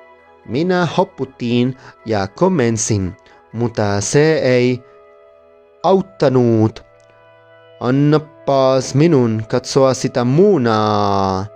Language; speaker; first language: Finnish; non-native, learner; Spanish